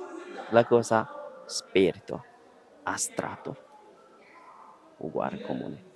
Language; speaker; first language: Italian; non-native, learner; Chinese